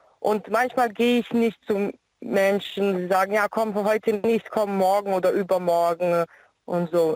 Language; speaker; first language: German; non-native, learner; Bosnian